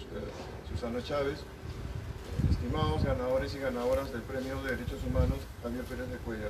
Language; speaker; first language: Spanish; native; Spanish